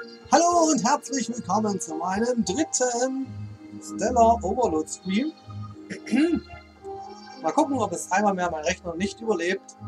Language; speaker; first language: German; native; German